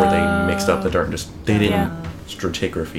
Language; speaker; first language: English; native; English